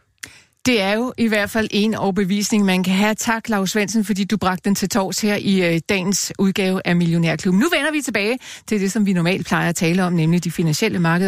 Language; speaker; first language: Danish; native; Danish